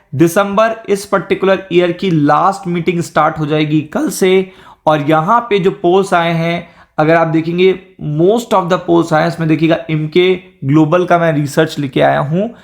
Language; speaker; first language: Hindi; native; Hindi